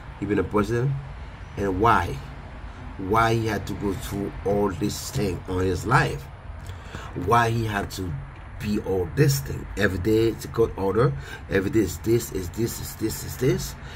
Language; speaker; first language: English; non-native, fluent; Haitian Creole